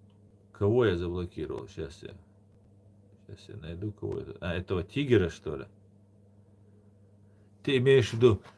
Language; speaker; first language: Russian; non-native, local second language; Chechen